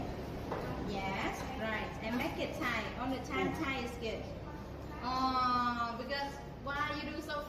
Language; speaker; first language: English; non-native, learner; Vietnamese